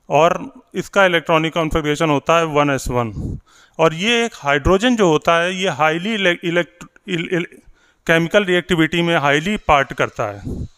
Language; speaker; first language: Hindi; native; Hindi